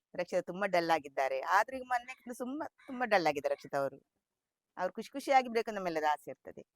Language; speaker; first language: Kannada; non-native, local second language; Tulu